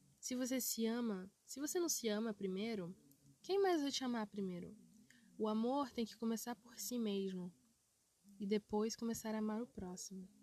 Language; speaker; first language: Portuguese; early bilingual, other home language; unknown